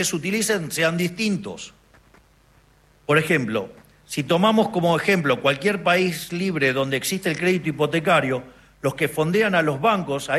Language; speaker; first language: Spanish; native; Spanish